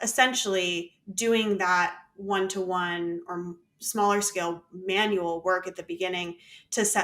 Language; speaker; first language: English; native; English